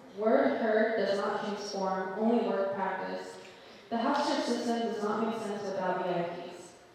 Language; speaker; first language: English; early bilingual, other home language; Korean